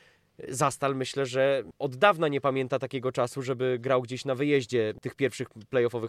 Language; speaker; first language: Polish; native; Polish